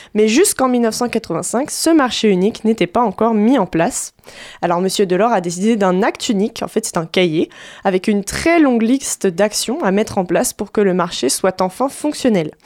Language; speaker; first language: French; native; French